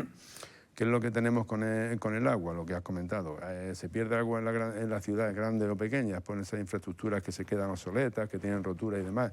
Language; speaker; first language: Spanish; native; Spanish